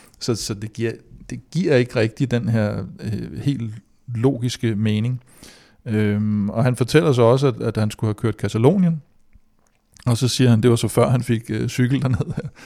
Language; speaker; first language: Danish; native; Danish